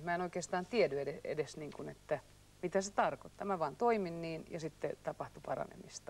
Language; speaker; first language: Finnish; native; Finnish